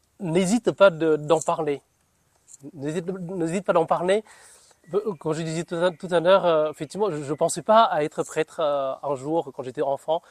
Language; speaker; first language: French; non-native, fluent; Vietnamese